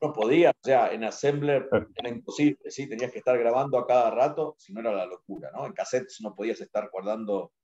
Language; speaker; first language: Spanish; native; Spanish